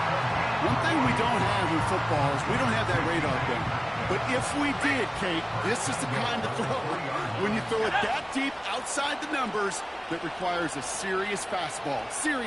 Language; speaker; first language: English; native; English